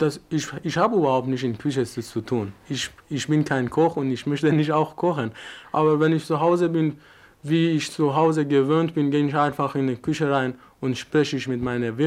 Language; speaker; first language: German; non-native, learner; Persian